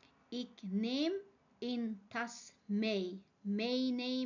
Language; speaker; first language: Dutch; non-native, fluent; Uyghur